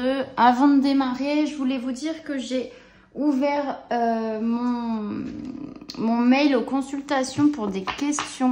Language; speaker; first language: French; native; French